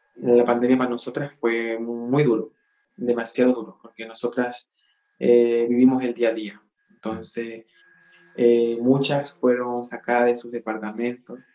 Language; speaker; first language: Spanish; native; Spanish